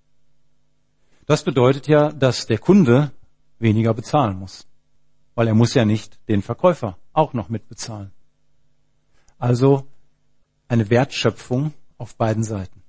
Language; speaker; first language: German; native; German